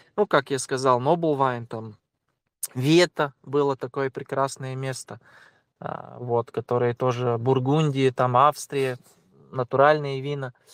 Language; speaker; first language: Russian; non-native, local second language; Latvian